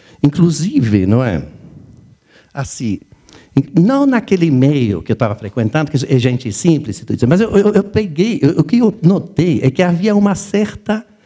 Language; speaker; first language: Portuguese; non-native, fluent; French